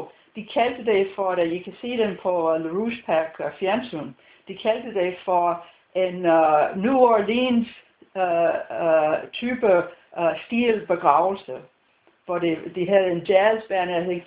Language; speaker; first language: Danish; non-native, fluent; English